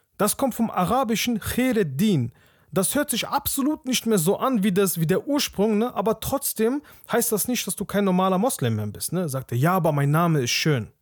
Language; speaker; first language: German; early bilingual, other home language; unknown